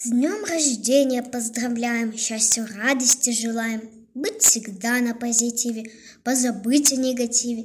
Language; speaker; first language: Russian; native; Russian